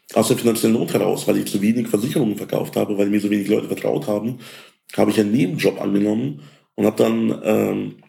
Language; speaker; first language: German; early bilingual, other home language; Ukrainian